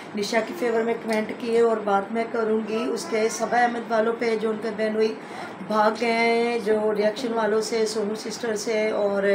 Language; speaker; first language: Urdu; non-native, local second language; Punjabi